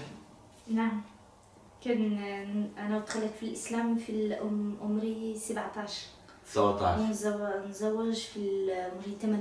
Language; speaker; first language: Arabic; non-native, learner; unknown